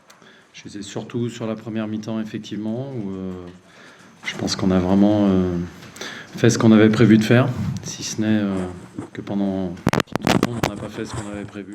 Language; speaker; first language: French; native; French